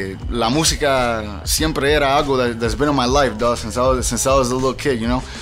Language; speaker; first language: English; early bilingual, other home language; Spanish